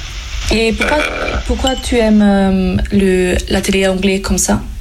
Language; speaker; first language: French; non-native, fluent; German